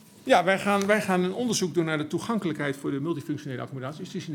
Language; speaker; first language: Dutch; native; Dutch